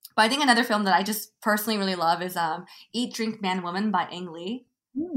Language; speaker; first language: English; native; English